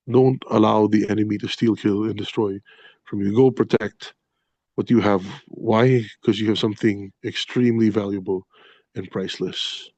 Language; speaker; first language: English; non-native, local second language; Filipino